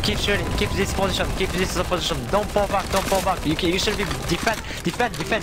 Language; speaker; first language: English; non-native, learner; Japanese